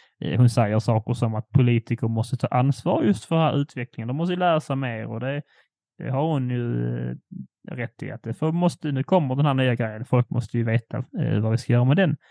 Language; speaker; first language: Swedish; early bilingual, other home language; Polish